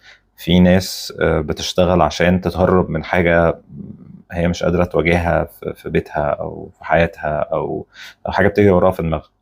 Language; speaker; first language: Arabic; native; Arabic